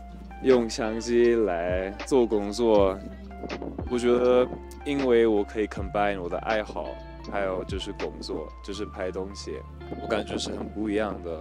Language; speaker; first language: Chinese; non-native, fluent; English